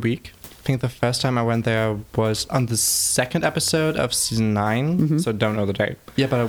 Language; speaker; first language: English; non-native, fluent; German